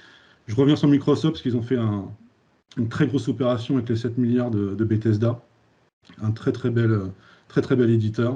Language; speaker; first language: French; native; French